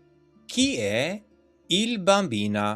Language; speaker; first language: Italian; non-native, learner; Albanian